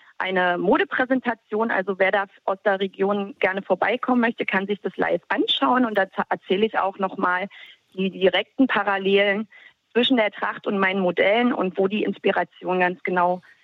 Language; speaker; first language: German; native; German